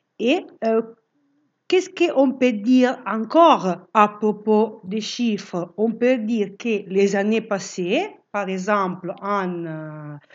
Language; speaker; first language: French; non-native, fluent; Italian